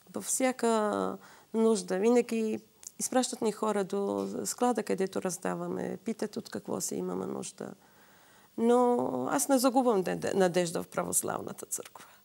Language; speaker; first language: Bulgarian; non-native, fluent; Assyrian Neo-Aramaic